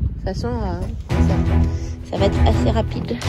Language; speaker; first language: French; native; French